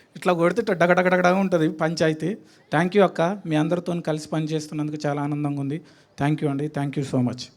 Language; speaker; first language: Telugu; native; Telugu